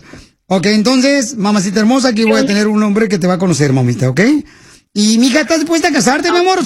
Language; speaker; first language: Spanish; native; Spanish